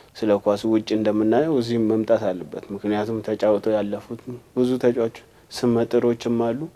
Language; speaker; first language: Amharic; non-native, local second language; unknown